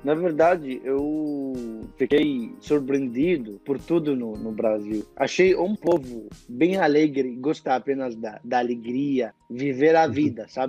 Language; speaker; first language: Portuguese; non-native, fluent; Arabic